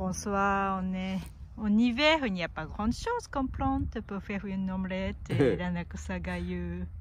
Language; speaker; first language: French; non-native, fluent; Japanese